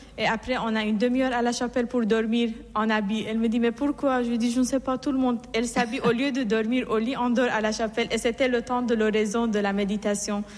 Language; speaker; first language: French; non-native, fluent; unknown